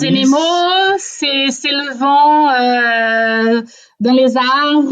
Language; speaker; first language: French; non-native, fluent; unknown